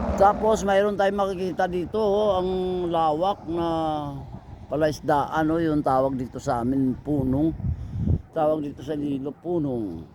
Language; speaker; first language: Filipino; non-native, local second language; Hiligaynon